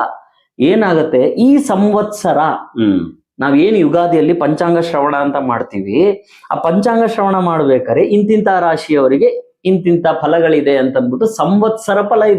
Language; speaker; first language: Kannada; native; Kannada